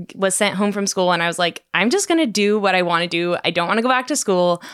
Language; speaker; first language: English; native; English